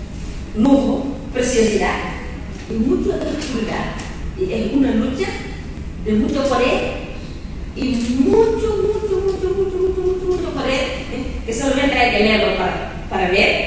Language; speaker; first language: Spanish; non-native, learner; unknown